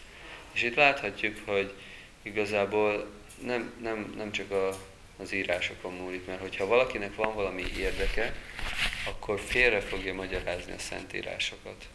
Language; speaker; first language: Hungarian; native; Hungarian